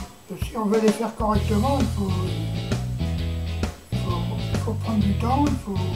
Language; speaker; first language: French; native; French